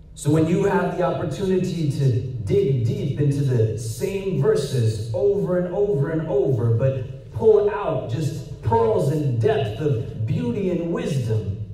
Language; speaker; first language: English; native; English